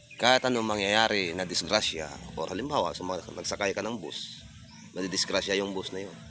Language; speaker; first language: Filipino; non-native, local second language; Cebuano